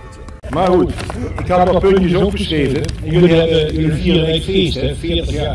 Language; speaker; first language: Dutch; native; Dutch